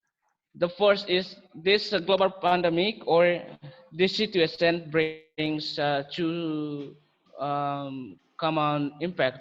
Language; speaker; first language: English; non-native, learner; Indonesian